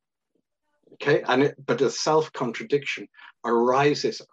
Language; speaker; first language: English; native; English